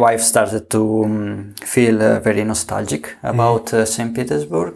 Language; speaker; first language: English; non-native, fluent; Italian